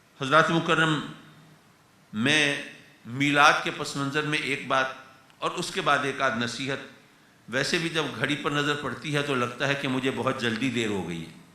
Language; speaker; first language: Urdu; native; Urdu